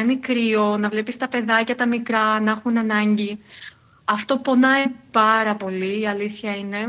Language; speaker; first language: Greek; non-native, fluent; Ukrainian